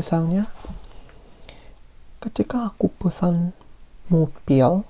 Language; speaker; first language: Indonesian; non-native, fluent; Korean